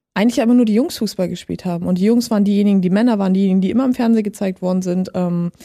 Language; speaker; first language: German; native; German